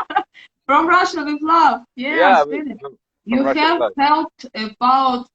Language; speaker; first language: English; non-native, learner; Russian